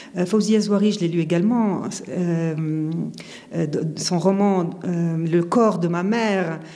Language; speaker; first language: French; non-native, local second language; Arabic